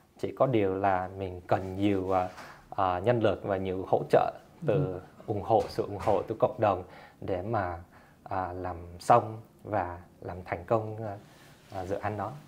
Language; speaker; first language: Vietnamese; early bilingual, heritage; English